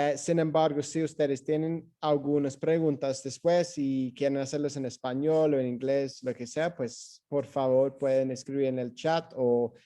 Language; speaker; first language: Spanish; non-native, fluent; English